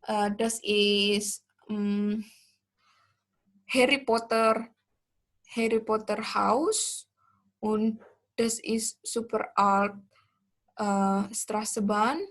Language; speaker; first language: German; non-native, learner; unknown